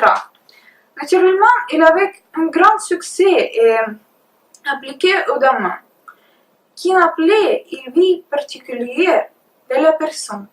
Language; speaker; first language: French; non-native, learner; Russian